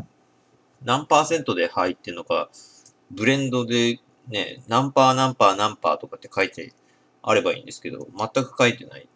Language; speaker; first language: Japanese; native; Japanese